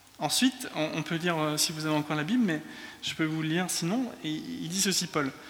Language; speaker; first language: French; early bilingual, other home language; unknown